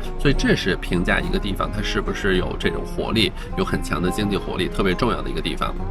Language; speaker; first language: Chinese; native; Chinese